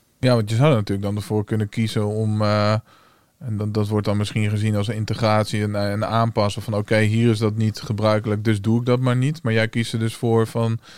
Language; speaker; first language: Dutch; native; Dutch